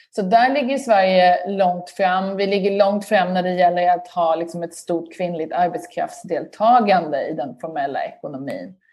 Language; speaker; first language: Swedish; native; Swedish